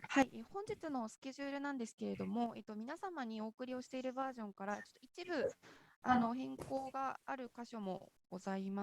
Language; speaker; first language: Japanese; native; Japanese